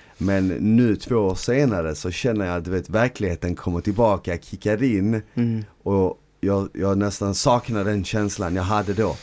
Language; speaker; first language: Swedish; native; Swedish